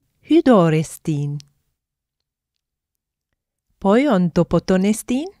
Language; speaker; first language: Greek; non-native, fluent; English